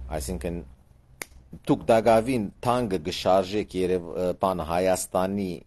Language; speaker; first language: Armenian; early bilingual, heritage; Armenian